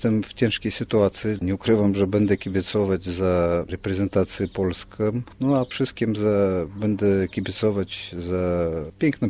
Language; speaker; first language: Polish; non-native, fluent; Russian